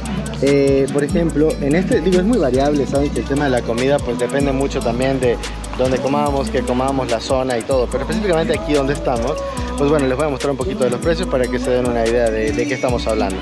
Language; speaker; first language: Spanish; native; Spanish